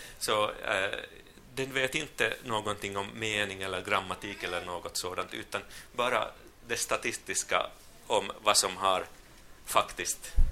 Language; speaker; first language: Swedish; non-native, local second language; Finnish